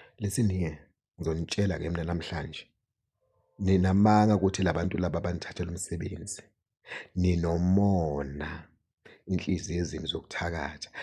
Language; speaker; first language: Zulu; native; Zulu